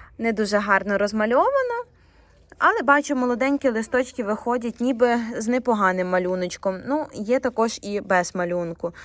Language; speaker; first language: Ukrainian; non-native, local second language; Russian